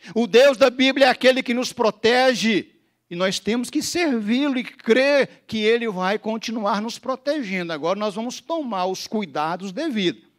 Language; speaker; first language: Portuguese; native; Portuguese